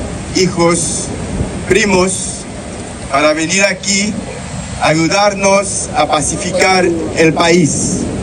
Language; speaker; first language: Spanish; non-native, fluent; Haitian Creole